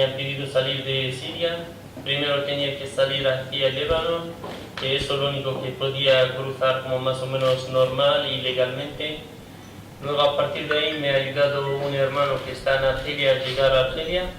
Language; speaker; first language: Spanish; non-native, fluent; Kurdish